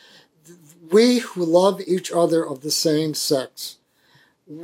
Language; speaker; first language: English; native; English